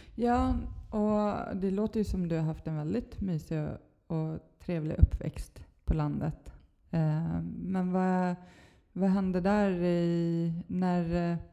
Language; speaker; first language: Swedish; native; Swedish